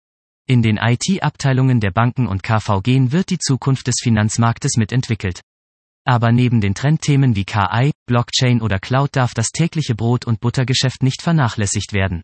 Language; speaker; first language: German; native; German